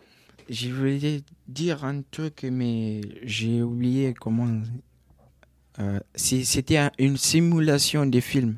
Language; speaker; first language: French; non-native, learner; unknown